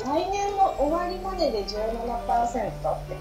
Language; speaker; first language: Japanese; native; Japanese